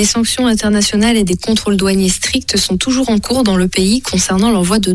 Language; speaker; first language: French; native; French